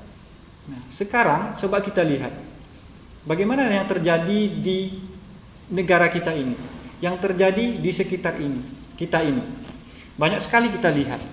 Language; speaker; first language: Indonesian; native; Indonesian